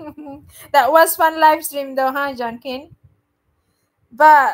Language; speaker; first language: English; non-native, local second language; Filipino